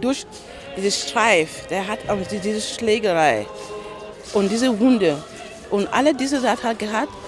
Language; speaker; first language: German; non-native, learner; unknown